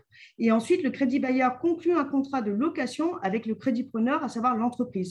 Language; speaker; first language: French; native; French